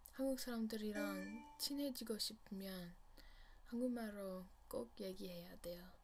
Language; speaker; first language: Korean; non-native, learner; English